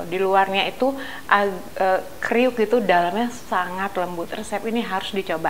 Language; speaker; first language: Indonesian; native; Indonesian